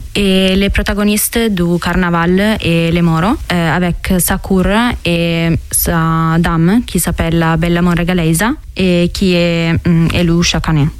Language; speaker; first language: French; non-native, fluent; Italian